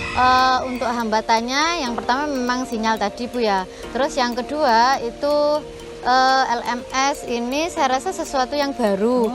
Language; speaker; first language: Indonesian; native; Indonesian